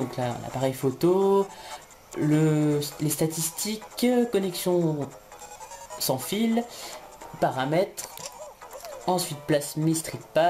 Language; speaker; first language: French; native; French